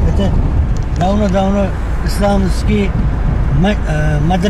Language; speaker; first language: Russian; non-native, local second language; Uzbek